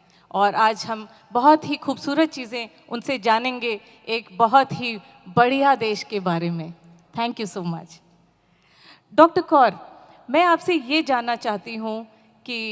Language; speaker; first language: Hindi; native; Hindi